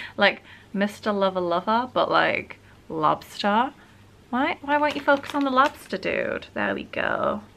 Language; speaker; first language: English; native; English